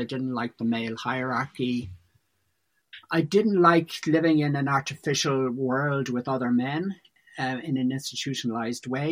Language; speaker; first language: English; native; English